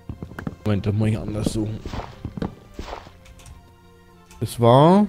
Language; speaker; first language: German; native; German